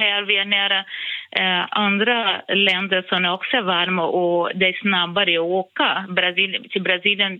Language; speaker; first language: Swedish; non-native, fluent; Portuguese